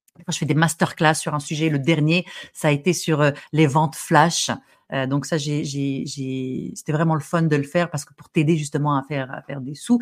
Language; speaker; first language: French; non-native, local second language; Arabic